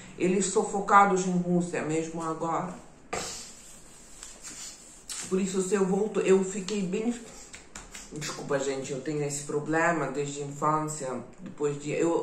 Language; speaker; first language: Portuguese; non-native, fluent; Ukrainian